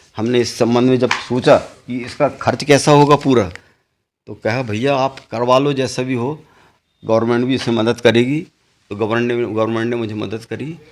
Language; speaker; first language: Hindi; native; Hindi